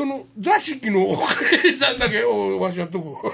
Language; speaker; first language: Japanese; native; Japanese